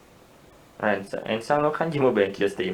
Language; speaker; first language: Japanese; non-native, learner; Indonesian